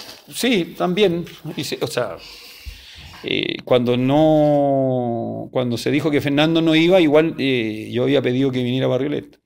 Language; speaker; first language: Spanish; native; Spanish